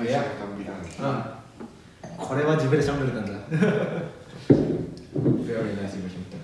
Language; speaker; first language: Japanese; native; Japanese